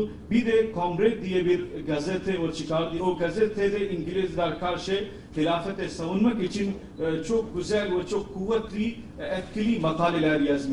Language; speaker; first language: Turkish; non-native, fluent; Urdu